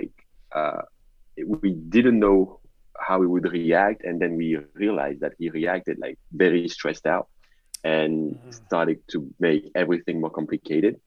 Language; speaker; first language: English; non-native, fluent; French